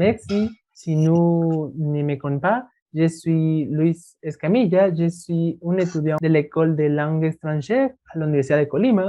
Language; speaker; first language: French; non-native, learner; Spanish